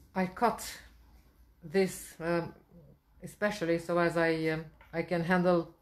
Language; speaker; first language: English; non-native, fluent; Romanian